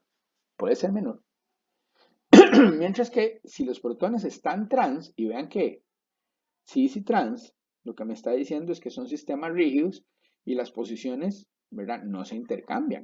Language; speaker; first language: Spanish; native; Spanish